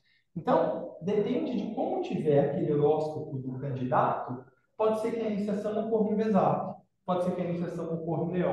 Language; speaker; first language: Portuguese; native; Portuguese